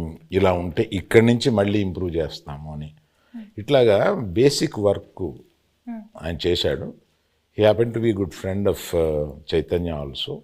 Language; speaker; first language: Telugu; native; Telugu